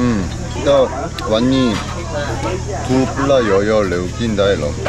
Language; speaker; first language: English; non-native, learner; Korean